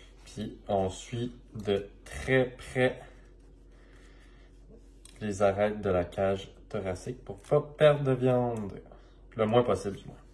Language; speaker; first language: French; native; French